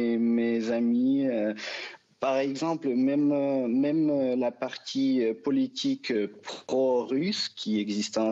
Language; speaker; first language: French; non-native, fluent; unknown